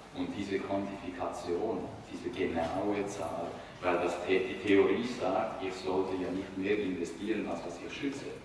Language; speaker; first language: German; non-native, fluent; Italian